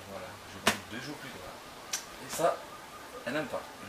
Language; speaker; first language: French; non-native, local second language; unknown